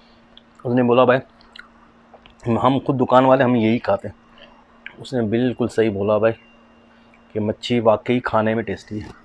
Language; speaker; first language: Hindi; native; Hindi